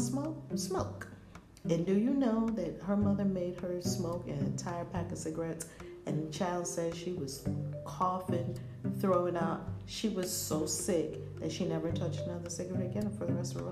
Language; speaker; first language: English; native; English